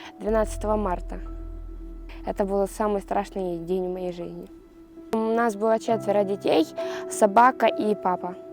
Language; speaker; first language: Russian; native; Russian